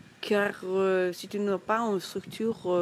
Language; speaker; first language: French; non-native, learner; German